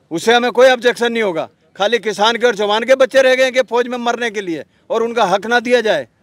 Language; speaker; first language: Hindi; native; Hindi